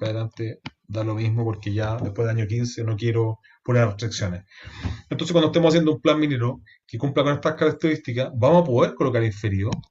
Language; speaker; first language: Spanish; native; Spanish